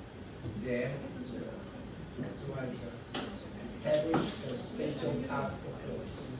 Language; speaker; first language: English; non-native, learner; Chinese